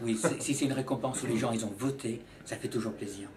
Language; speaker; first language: French; native; French